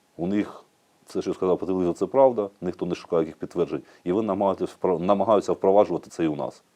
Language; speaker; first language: Ukrainian; native; Ukrainian